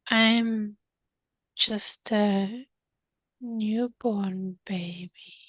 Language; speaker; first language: English; native; English